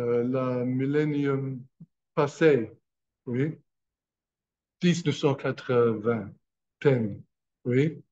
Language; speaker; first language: French; non-native, fluent; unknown